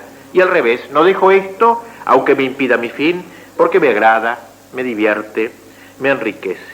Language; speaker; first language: Spanish; native; Spanish